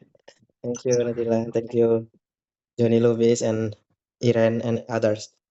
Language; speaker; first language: English; non-native, learner; Indonesian